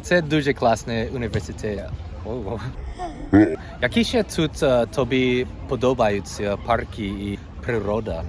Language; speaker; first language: Ukrainian; non-native, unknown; English